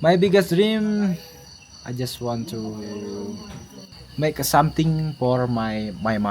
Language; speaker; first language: English; non-native, learner; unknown